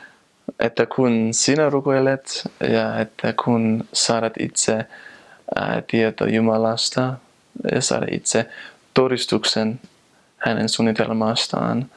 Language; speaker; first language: Finnish; non-native, fluent; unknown